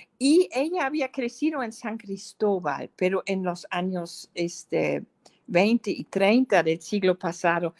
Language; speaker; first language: Spanish; non-native, fluent; German